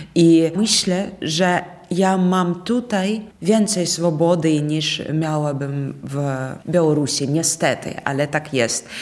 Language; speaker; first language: Polish; non-native, fluent; Russian